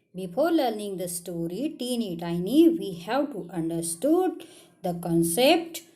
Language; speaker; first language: English; non-native, local second language; Marathi